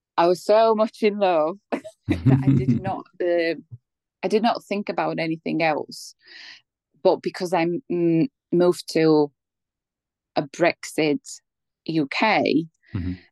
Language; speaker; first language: English; non-native, fluent; Polish